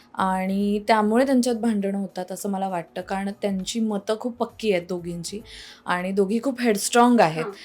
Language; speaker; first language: Marathi; native; Marathi